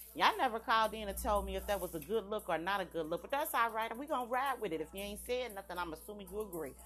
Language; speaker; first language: English; native; English